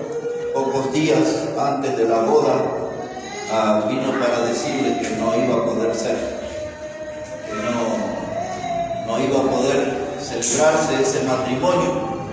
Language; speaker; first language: Spanish; native; Spanish